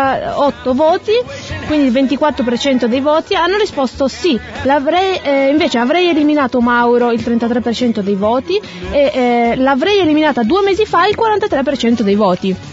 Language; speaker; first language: Italian; native; Italian